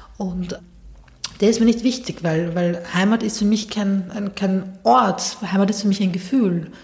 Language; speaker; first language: German; early bilingual, other home language; Bosnian